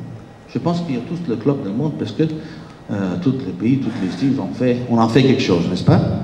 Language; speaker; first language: French; non-native, fluent; Spanish